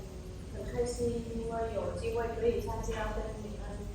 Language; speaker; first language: Chinese; non-native, learner; Vietnamese